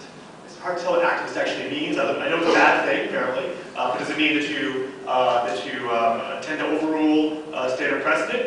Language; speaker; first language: English; native; English